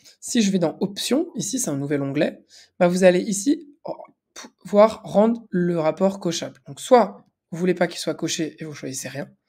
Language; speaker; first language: French; native; French